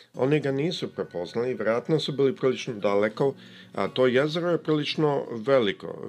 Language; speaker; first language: Serbian; early bilingual, heritage; Serbian